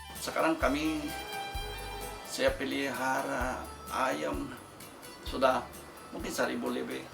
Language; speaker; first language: Indonesian; non-native, fluent; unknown